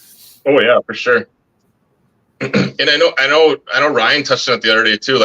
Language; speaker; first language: English; native; English